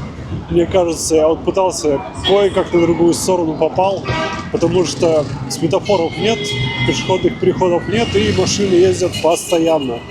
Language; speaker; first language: Russian; native; Russian